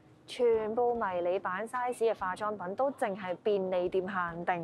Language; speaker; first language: Cantonese; native; Cantonese